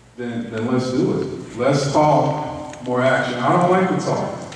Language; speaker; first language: English; native; English